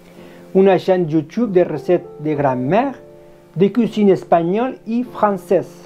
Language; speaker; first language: French; non-native, learner; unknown